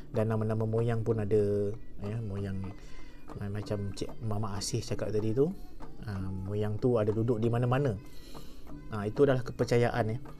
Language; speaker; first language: Malay; non-native, local second language; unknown